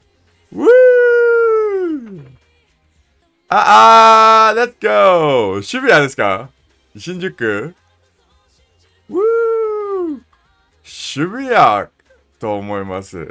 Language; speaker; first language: Japanese; non-native, learner; English